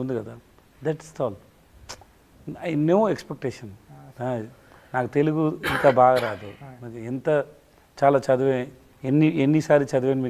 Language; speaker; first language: Telugu; non-native, learner; Tamil